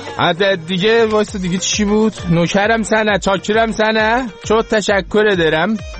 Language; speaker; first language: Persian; native; Persian